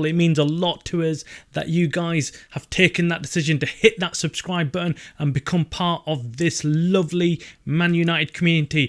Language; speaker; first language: English; native; English